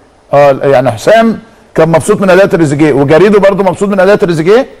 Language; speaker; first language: Arabic; native; Arabic